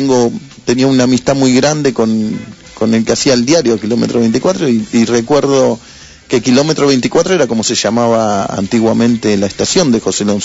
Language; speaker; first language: Spanish; native; Spanish